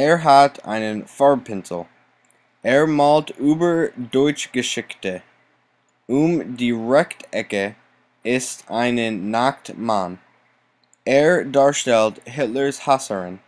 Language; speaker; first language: German; non-native, learner; English